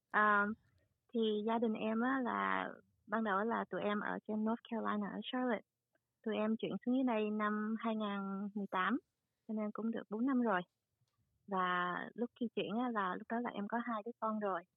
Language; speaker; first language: Vietnamese; early bilingual, heritage; Vietnamese